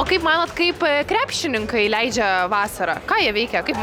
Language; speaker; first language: Lithuanian; native; Lithuanian